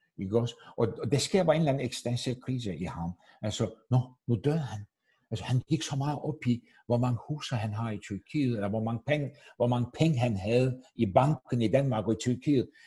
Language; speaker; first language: Danish; non-native, fluent; Turkish